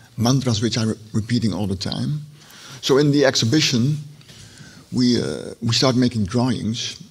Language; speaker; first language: English; non-native, fluent; Dutch